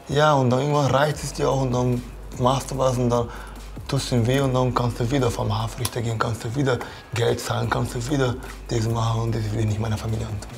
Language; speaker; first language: German; non-native, fluent; Portuguese